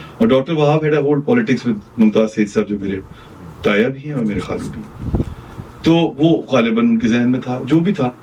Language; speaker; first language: Urdu; non-native, local second language; Punjabi